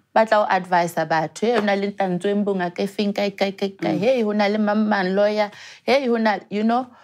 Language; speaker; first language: English; non-native, local second language; Southern Sotho